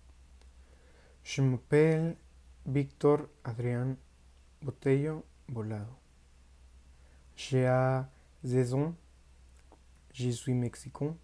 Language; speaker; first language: French; non-native, learner; Spanish